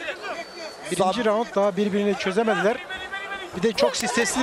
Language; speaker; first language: Turkish; native; Turkish